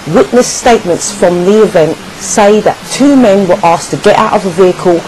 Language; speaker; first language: English; native; English